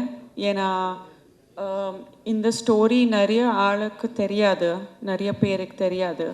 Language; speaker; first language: Tamil; non-native, fluent; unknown